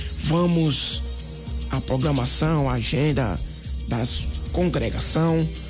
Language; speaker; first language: Portuguese; native; Portuguese